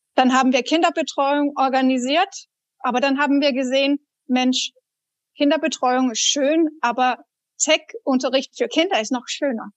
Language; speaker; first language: German; non-native, fluent; Danish